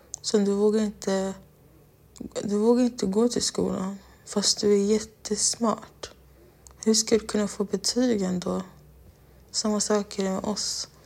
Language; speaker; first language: Swedish; non-native, local second language; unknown